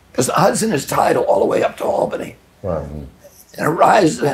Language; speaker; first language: English; native; English